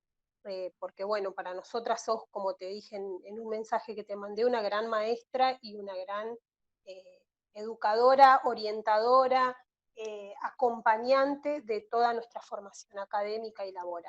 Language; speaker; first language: Spanish; native; Spanish